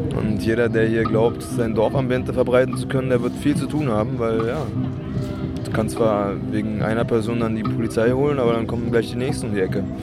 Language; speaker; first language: German; early bilingual, other home language; Spanish